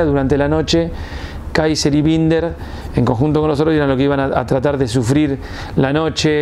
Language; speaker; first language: Spanish; native; Spanish